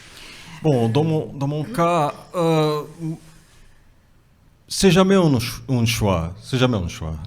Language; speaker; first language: French; non-native, fluent; Portuguese